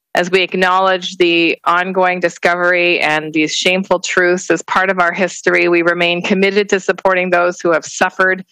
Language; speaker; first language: English; native; English